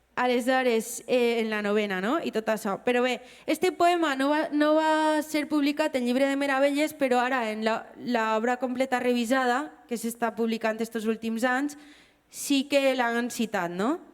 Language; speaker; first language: Catalan; native; Catalan